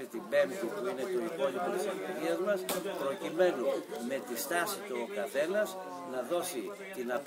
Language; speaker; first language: Greek; native; Greek